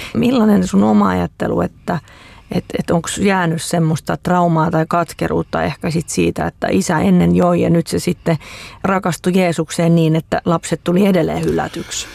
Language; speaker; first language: Finnish; native; Finnish